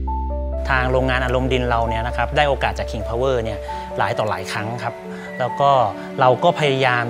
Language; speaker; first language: Thai; native; Thai